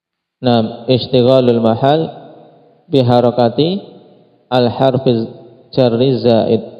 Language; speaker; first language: Arabic; non-native, fluent; Indonesian